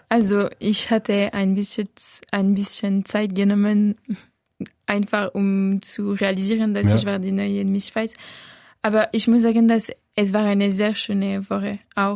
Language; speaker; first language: German; non-native, local second language; French